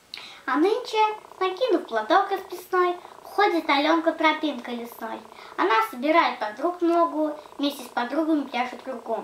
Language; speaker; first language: Russian; native; Russian